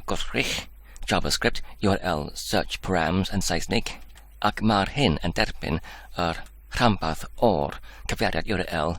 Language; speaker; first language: Welsh; non-native, learner; English